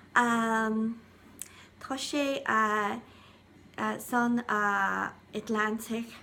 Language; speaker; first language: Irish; non-native, learner; English